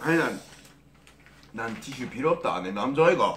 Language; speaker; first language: Korean; non-native, fluent; English